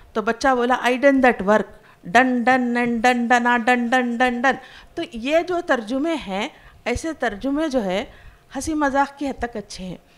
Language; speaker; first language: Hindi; non-native, local second language; Urdu